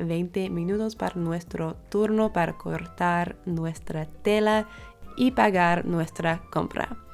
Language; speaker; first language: Spanish; non-native, learner; English